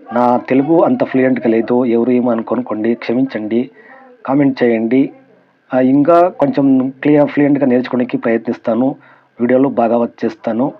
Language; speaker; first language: Telugu; non-native, local second language; Kannada